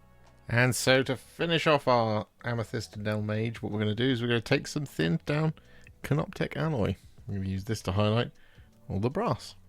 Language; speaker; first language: English; native; English